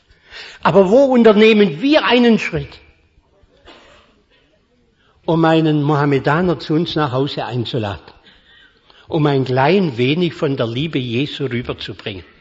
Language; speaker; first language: German; native; German